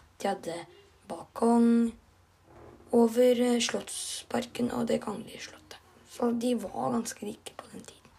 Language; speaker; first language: Norwegian; non-native, learner; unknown